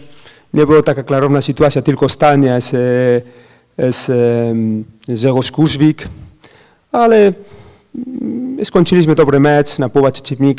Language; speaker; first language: Polish; non-native, learner; Spanish